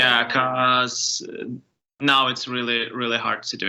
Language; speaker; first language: English; non-native, learner; Ukrainian